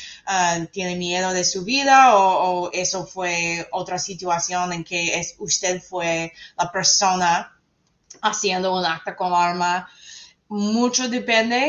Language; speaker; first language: Spanish; non-native, fluent; English